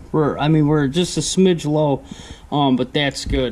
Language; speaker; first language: English; native; English